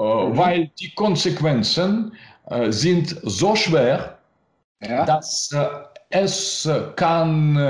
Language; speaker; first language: German; non-native, learner; Russian